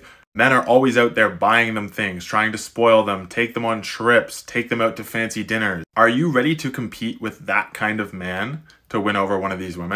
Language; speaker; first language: English; native; English